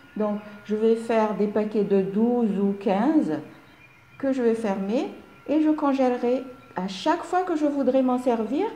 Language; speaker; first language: French; non-native, local second language; Malagasy